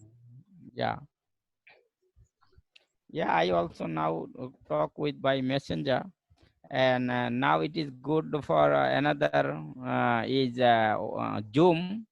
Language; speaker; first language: English; non-native, learner; Bangla